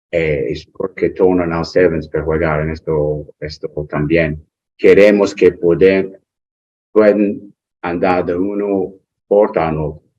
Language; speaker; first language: Spanish; non-native, learner; English